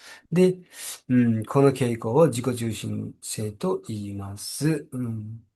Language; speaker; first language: Japanese; non-native, fluent; Nepali